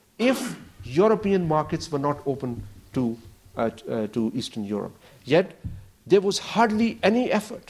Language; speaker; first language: English; non-native, local second language; Urdu